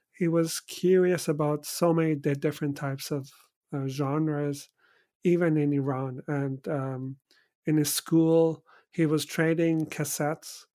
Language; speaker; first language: English; early bilingual, other home language; Persian